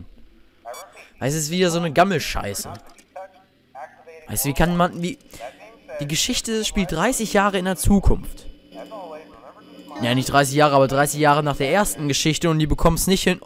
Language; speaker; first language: German; native; German